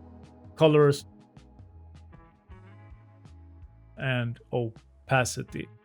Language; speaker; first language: English; non-native, fluent; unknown